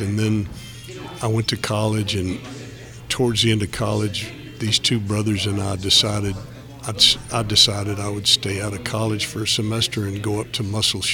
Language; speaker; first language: English; native; English